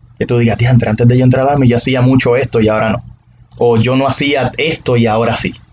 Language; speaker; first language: Spanish; native; Spanish